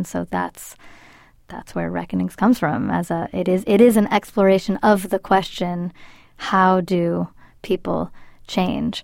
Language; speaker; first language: English; early bilingual, other home language; Spanish